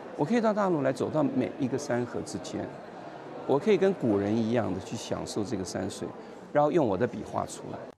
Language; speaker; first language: Chinese; native; Chinese